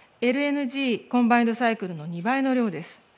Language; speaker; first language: Japanese; native; Japanese